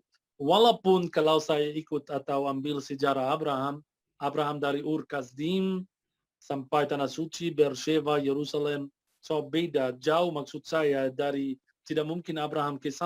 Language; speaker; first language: Indonesian; non-native, fluent; Arabic